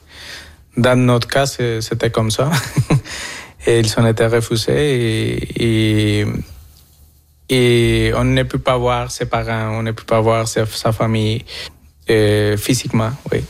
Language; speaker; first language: French; non-native, fluent; Spanish